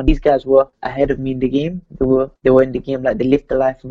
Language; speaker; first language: English; native; English